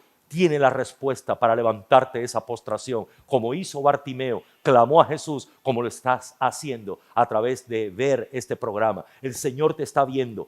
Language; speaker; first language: Spanish; native; Spanish